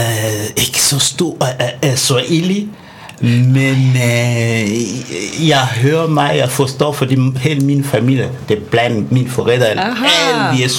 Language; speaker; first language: Danish; non-native, fluent; French